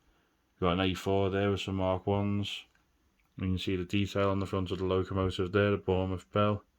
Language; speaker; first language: English; native; English